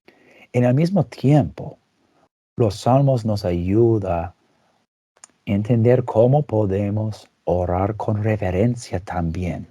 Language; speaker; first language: Spanish; non-native, fluent; English